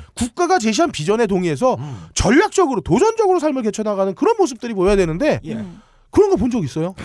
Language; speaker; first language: Korean; native; Korean